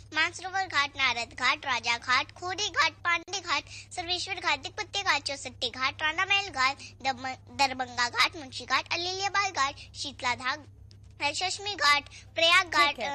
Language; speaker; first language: Hindi; native; Hindi